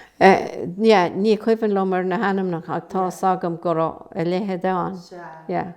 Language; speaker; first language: Irish; native; Irish